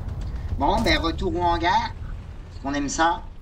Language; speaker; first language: French; native; French